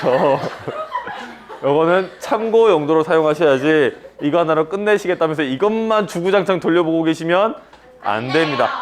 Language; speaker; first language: Korean; native; Korean